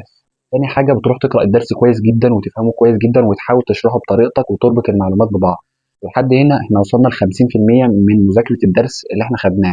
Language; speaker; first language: Arabic; native; Arabic